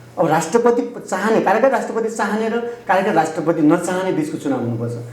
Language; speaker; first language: Nepali; native; Nepali